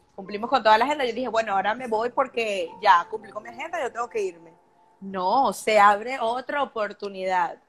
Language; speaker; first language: Spanish; native; Spanish